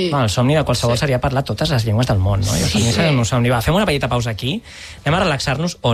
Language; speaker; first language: Catalan; native; Catalan